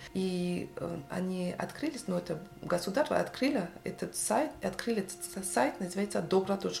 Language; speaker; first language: Russian; non-native, fluent; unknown